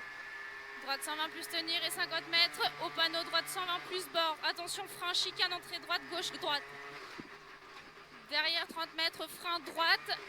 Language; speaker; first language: French; native; French